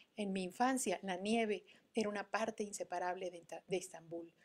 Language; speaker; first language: Spanish; native; Spanish